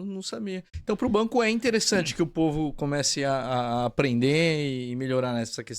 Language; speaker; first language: Portuguese; native; Portuguese